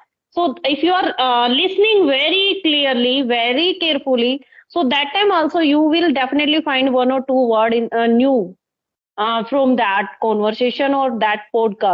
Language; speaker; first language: English; non-native, local second language; Hindi